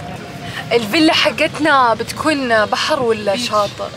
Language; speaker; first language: Arabic; native; Arabic